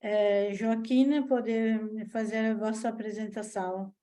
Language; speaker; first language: Portuguese; non-native, learner; Italian